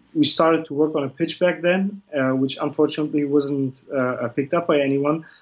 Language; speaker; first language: English; early bilingual, other home language; Kurdish